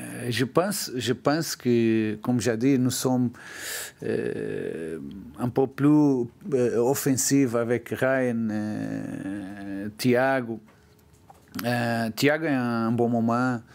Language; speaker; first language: French; non-native, learner; Portuguese